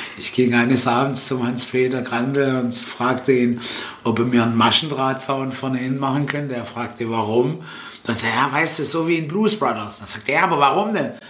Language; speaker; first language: German; early bilingual, other home language; Italian